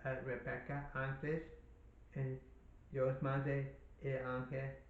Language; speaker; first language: Spanish; non-native, learner; English